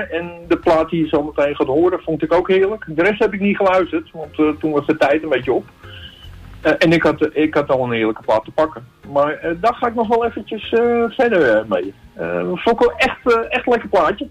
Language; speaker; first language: Dutch; native; Dutch